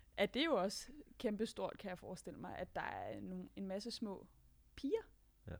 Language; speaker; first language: Danish; native; Danish